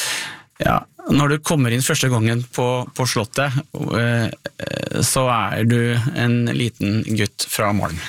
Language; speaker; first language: Norwegian; native; Norwegian